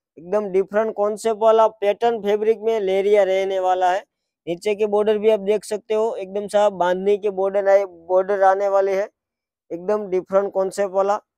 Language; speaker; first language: Hindi; non-native, local second language; Gujarati